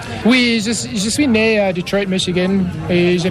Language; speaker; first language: French; non-native, fluent; English